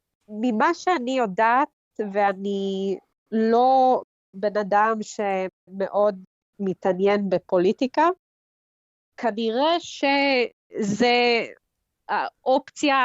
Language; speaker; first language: Hebrew; early bilingual, heritage; Hebrew